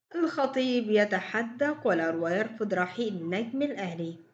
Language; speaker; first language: Arabic; native; Arabic